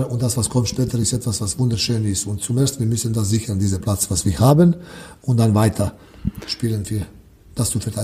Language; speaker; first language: German; non-native, learner; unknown